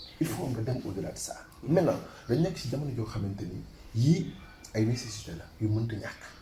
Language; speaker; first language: Wolof; native; Wolof